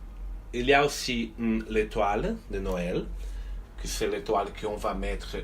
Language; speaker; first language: French; non-native, fluent; Portuguese